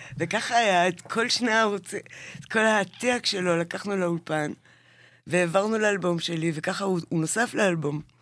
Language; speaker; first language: Hebrew; native; Hebrew